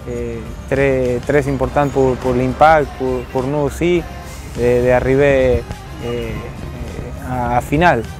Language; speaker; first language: French; non-native, learner; Spanish